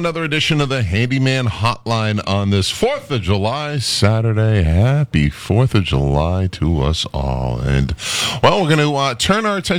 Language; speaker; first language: English; native; English